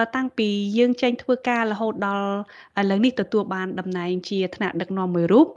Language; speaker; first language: Khmer; native; Khmer